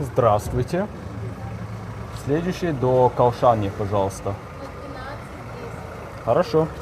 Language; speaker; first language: Russian; non-native, learner; German